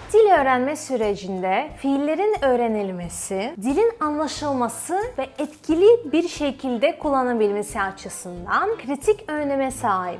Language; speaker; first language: Turkish; non-native, fluent; Russian